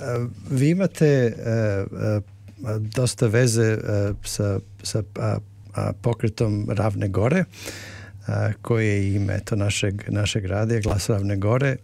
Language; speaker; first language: Serbian; native; Serbian